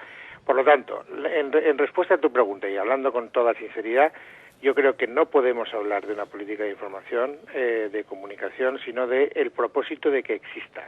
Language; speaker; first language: Spanish; native; Spanish